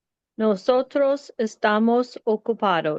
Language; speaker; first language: Spanish; non-native, learner; English